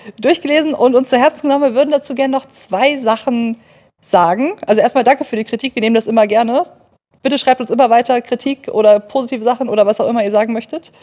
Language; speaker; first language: German; native; German